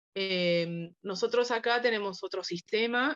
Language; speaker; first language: Spanish; native; Spanish